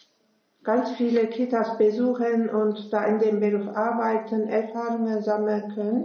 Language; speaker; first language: German; non-native, fluent; Turkish